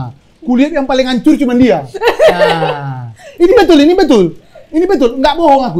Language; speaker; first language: Indonesian; native; Indonesian